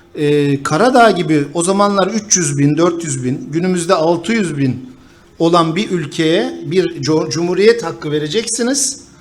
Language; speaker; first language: Turkish; native; Turkish